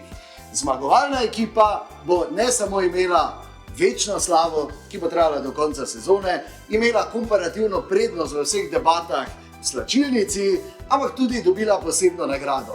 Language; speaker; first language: Slovenian; native; Slovenian